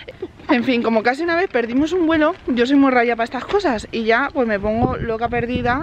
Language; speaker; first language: Spanish; native; Spanish